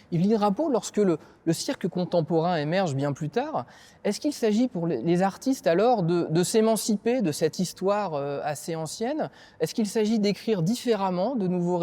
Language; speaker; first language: French; native; French